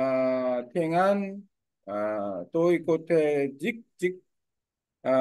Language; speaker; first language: Vietnamese; non-native, learner; Korean